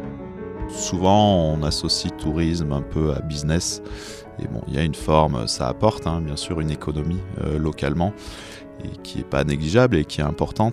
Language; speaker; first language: French; native; French